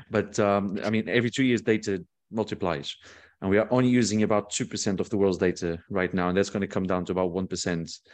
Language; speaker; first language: English; non-native, fluent; Portuguese